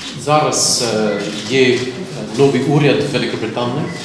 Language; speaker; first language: Ukrainian; non-native, learner; English